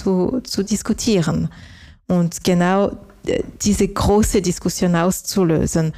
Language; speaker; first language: German; non-native, local second language; French